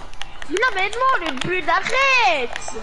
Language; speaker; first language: French; native; French